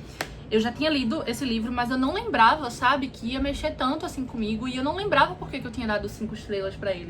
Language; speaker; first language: Portuguese; native; Portuguese